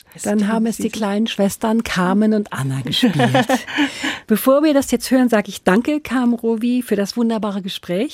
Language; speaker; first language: German; native; German